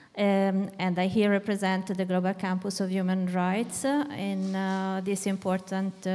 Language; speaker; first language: English; non-native, fluent; Italian